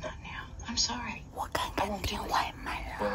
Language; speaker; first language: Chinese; non-native, fluent; Spanish